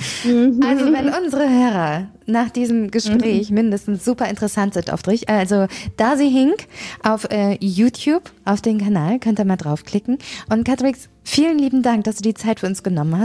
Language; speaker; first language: German; native; German